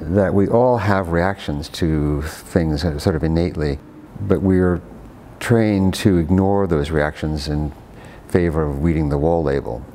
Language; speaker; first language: English; native; English